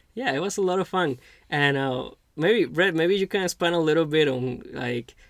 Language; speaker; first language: English; non-native, fluent; Spanish